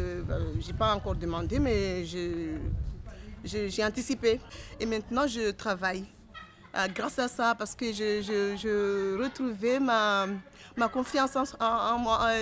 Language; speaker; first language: French; non-native, fluent; Comorian